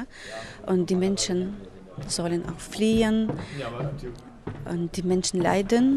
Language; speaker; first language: German; non-native, fluent; Ukrainian